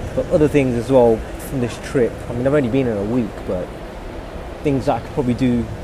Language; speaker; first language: English; native; English